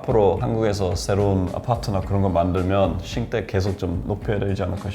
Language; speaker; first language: Korean; non-native, fluent; English